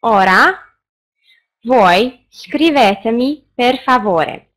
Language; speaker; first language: Italian; non-native, fluent; Russian